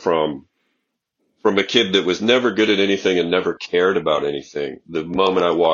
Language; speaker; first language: English; native; English